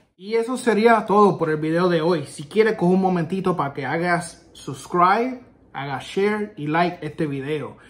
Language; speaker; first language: Spanish; native; Spanish